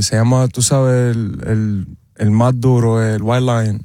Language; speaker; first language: Spanish; early bilingual, heritage; Spanish